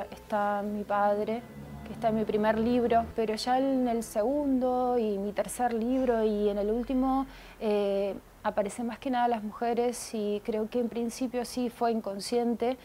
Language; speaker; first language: Spanish; early bilingual, other home language; Russian